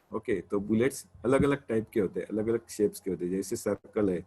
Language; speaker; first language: Hindi; non-native, local second language; Marathi